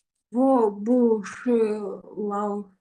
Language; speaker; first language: Chinese; non-native, learner; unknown